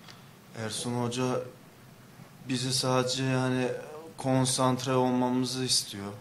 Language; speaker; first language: Turkish; early bilingual, heritage; English